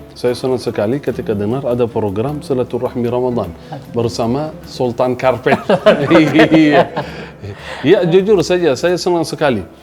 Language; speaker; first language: Indonesian; non-native, fluent; Arabic